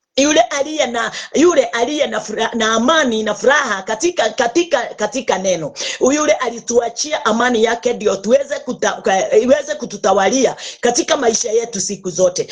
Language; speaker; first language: Swahili; non-native, local second language; Kikuyu